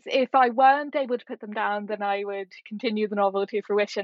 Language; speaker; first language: English; native; English